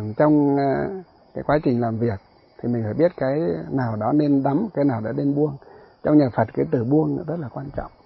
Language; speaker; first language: Vietnamese; non-native, local second language; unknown